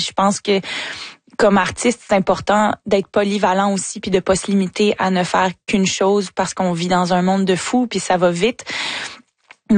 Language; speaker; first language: French; native; French